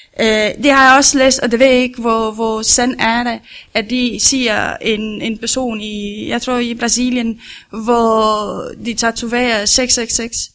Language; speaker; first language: Danish; non-native, learner; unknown